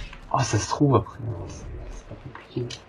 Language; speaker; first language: French; native; French